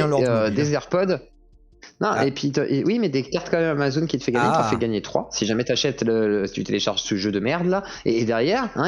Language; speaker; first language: French; native; French